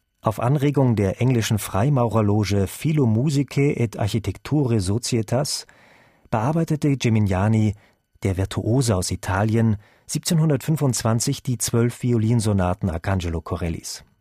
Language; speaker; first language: German; native; German